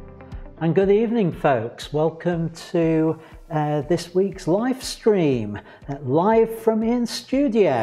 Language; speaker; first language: English; native; English